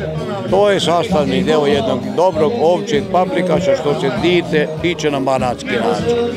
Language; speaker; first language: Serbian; non-native, local second language; Hungarian